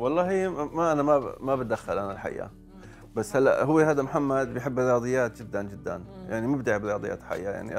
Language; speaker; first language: Arabic; native; Arabic